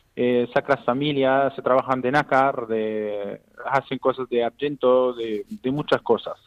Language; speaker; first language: Spanish; non-native, learner; Arabic